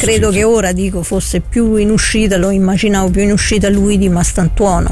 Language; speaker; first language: Italian; native; Italian